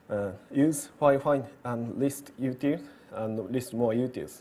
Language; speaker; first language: English; non-native, learner; Japanese